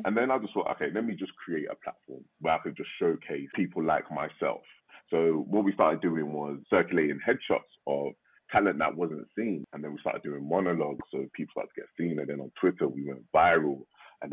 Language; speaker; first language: English; native; English